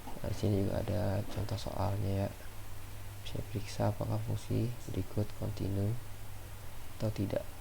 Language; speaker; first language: Indonesian; native; Indonesian